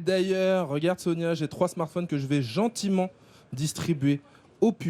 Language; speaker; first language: French; native; French